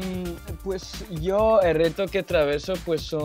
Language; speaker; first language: Spanish; non-native, learner; French